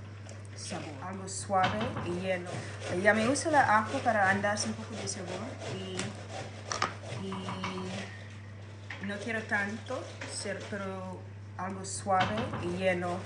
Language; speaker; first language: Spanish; non-native, learner; English